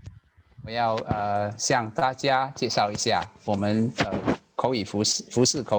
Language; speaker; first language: Chinese; non-native, learner; Indonesian